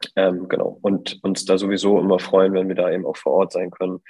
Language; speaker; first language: German; native; German